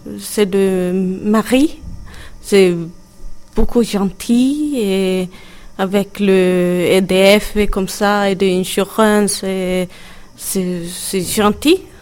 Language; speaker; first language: French; non-native, learner; Swedish